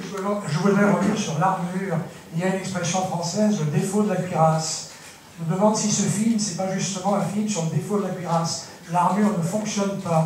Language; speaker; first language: French; native; French